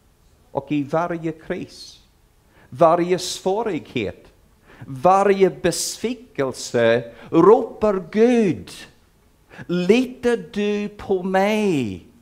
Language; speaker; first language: Swedish; non-native, fluent; English